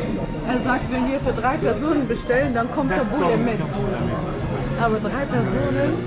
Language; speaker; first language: German; early bilingual, other home language; Arabic